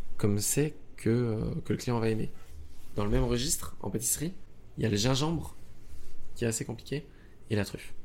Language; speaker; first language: French; native; French